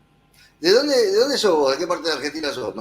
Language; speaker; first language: Spanish; native; Spanish